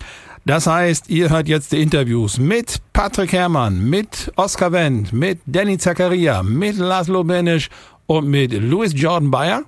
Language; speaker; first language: German; native; German